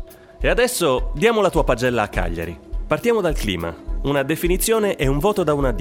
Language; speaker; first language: Italian; native; Italian